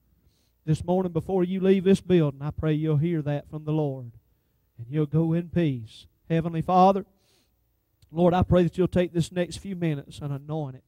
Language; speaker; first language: English; native; English